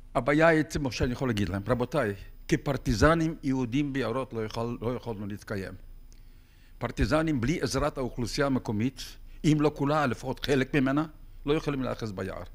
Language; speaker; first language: Hebrew; non-native, fluent; Lithuanian